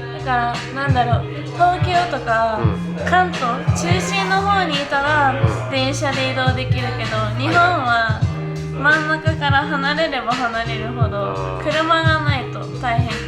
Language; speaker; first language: Japanese; native; Japanese